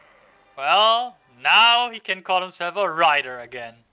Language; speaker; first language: English; native; English